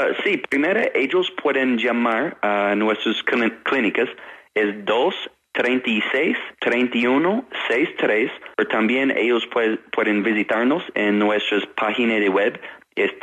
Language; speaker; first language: Spanish; non-native, fluent; English